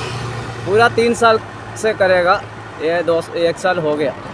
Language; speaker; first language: Hindi; non-native, local second language; Malayalam